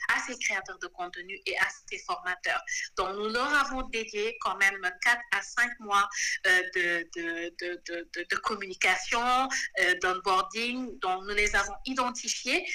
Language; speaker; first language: French; non-native, local second language; Wolof